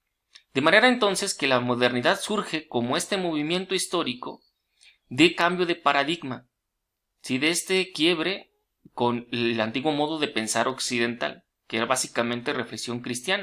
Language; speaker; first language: Spanish; native; Spanish